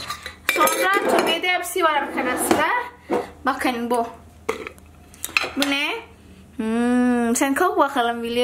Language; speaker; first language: Turkish; non-native, learner; Indonesian